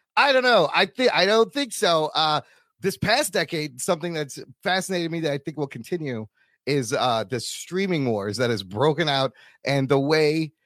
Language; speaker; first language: English; native; English